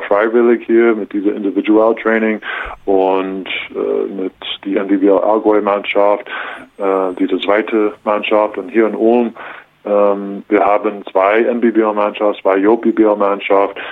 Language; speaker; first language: German; non-native, learner; English